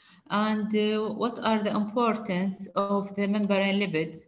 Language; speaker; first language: English; non-native, fluent; Arabic